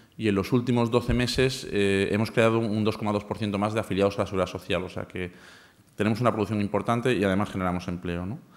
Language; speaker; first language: Spanish; native; Spanish